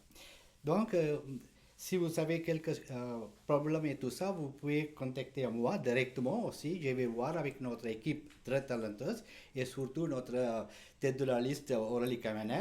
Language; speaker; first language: French; non-native, learner; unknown